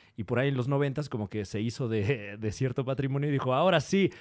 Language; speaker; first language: Spanish; native; Spanish